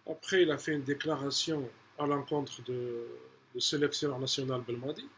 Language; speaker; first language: French; non-native, local second language; Arabic